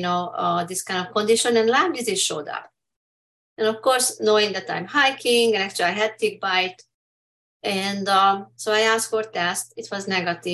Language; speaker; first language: English; non-native, fluent; Hungarian